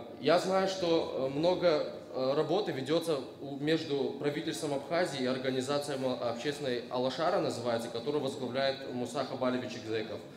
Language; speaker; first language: Russian; non-native, local second language; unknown